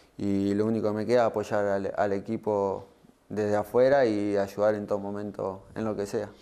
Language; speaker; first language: Spanish; native; Spanish